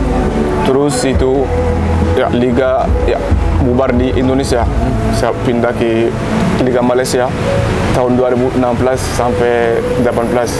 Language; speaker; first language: Indonesian; non-native, learner; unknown